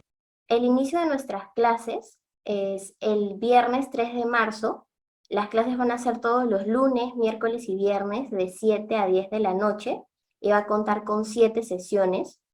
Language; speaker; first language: Spanish; native; Spanish